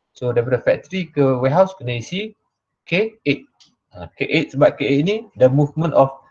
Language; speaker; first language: English; non-native, local second language; Malay